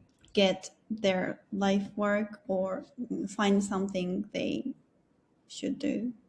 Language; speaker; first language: English; non-native, learner; Japanese